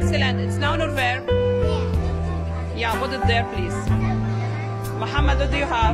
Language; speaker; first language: English; non-native, learner; Arabic